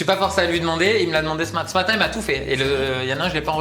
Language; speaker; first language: French; native; French